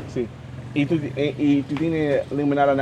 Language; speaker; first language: Spanish; non-native, learner; English